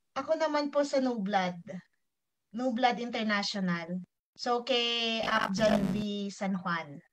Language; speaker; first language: Filipino; non-native, local second language; Iloko